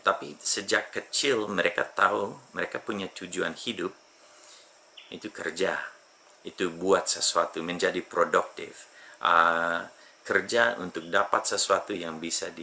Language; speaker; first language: Indonesian; non-native, fluent; English